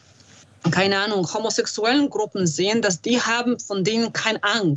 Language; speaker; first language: German; non-native, fluent; Polish